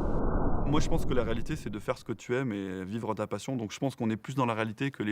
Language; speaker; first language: French; native; French